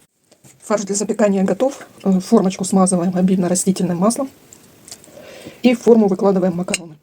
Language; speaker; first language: Russian; native; Russian